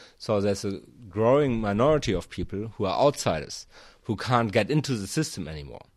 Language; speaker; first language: English; non-native, fluent; German